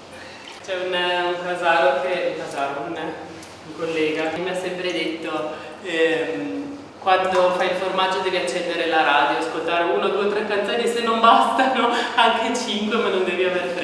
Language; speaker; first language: Italian; native; Italian